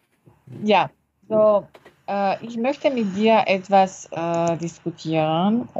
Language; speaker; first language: German; non-native, learner; French